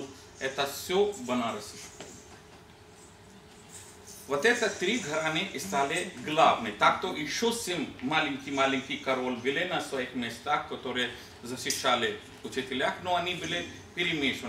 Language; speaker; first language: Russian; non-native, learner; Hindi